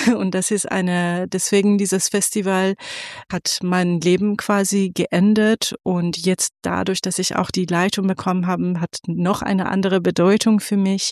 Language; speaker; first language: German; non-native, fluent; Persian